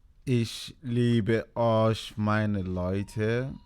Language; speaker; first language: German; non-native, learner; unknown